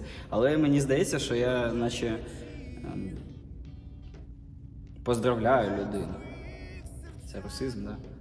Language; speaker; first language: Ukrainian; non-native, local second language; Russian